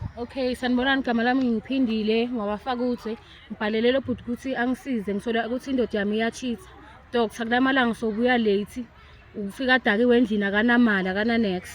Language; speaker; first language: Zulu; native; Zulu